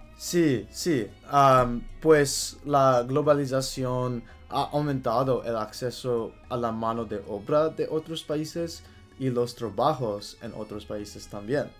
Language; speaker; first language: Spanish; non-native, learner; English